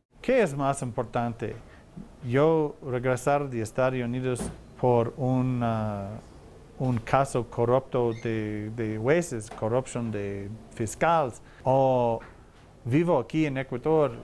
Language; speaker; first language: Spanish; non-native, learner; English